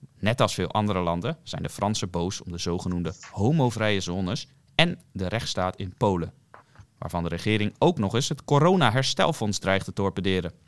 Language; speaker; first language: Dutch; native; Dutch